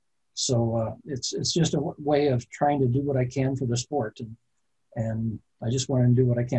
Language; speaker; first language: English; native; English